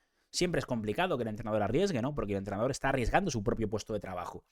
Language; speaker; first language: Spanish; native; Spanish